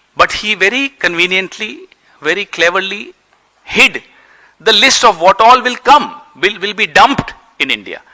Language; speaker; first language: English; non-native, local second language; Hindi